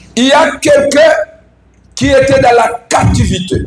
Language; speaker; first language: French; non-native, local second language; Swahili